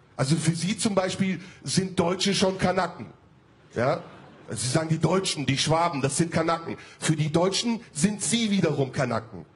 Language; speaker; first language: German; early bilingual, other home language; Turkish